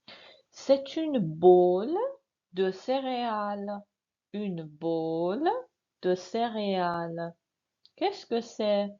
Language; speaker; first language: French; non-native, fluent; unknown